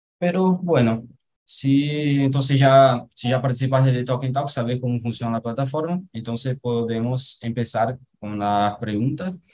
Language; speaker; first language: Spanish; non-native, fluent; Portuguese